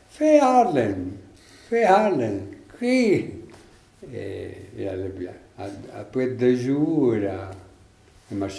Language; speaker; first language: French; non-native, learner; Italian